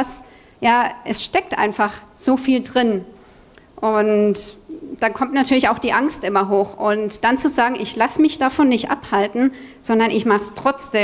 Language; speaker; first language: German; native; German